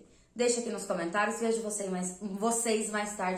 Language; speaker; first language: Portuguese; native; Portuguese